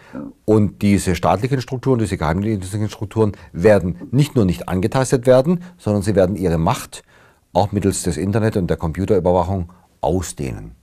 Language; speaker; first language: German; native; German